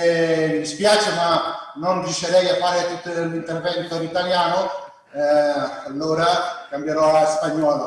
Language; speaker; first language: Italian; non-native, learner; Spanish